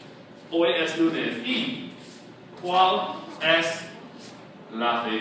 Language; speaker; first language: Spanish; non-native, fluent; English